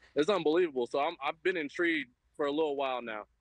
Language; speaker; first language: English; native; English